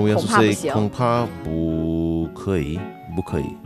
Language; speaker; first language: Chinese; non-native, learner; English